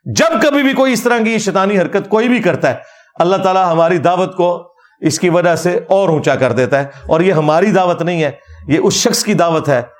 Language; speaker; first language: Urdu; non-native, local second language; Punjabi